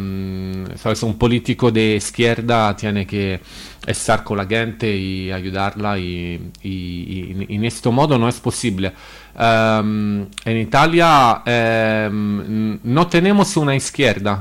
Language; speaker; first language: Spanish; non-native, learner; Italian